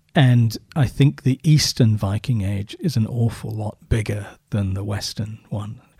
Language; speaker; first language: English; native; English